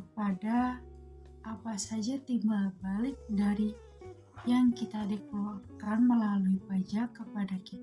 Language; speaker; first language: Indonesian; native; Indonesian